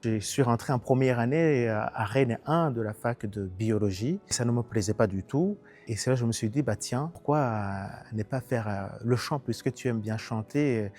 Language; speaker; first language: French; non-native, local second language; Kinyarwanda